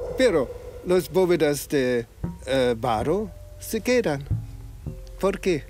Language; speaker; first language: Spanish; non-native, fluent; German